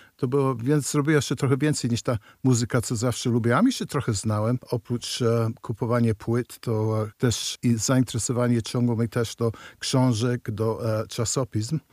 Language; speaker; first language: Polish; early bilingual, heritage; Polish